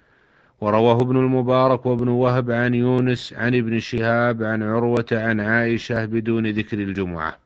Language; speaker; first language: Arabic; native; Arabic